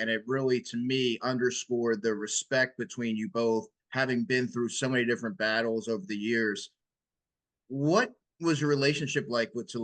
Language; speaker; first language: English; native; English